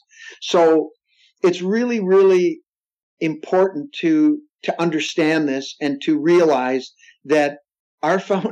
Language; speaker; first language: English; native; English